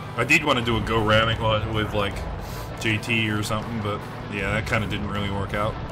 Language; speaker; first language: English; native; English